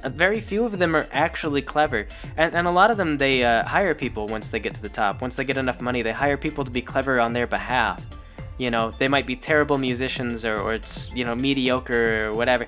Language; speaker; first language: English; native; English